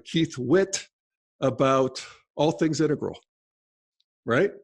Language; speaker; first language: English; native; English